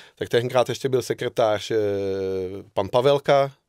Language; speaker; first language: Czech; non-native, fluent; Hungarian